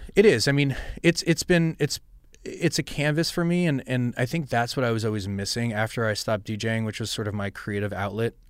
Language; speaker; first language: English; native; English